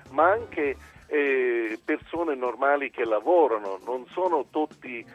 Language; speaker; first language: Italian; early bilingual, other home language; English